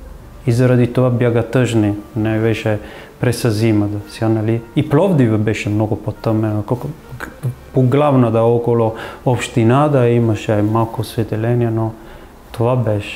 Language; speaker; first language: Bulgarian; non-native, fluent; Italian